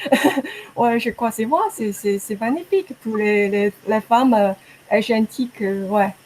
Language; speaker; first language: French; non-native, learner; Chinese